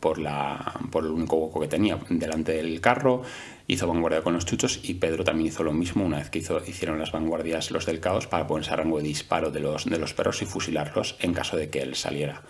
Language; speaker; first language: Spanish; native; Spanish